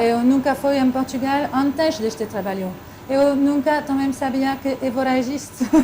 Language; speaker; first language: Portuguese; non-native, fluent; French